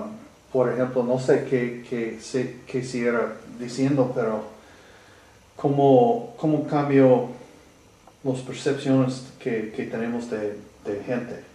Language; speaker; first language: Spanish; non-native, learner; English